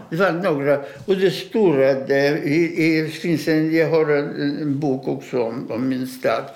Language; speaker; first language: Swedish; non-native, fluent; Russian